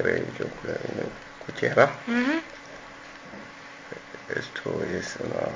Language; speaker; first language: Spanish; non-native, learner; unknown